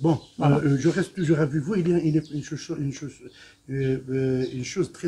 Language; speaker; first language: French; non-native, local second language; Arabic